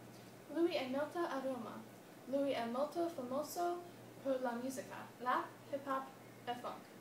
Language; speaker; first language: Italian; non-native, learner; English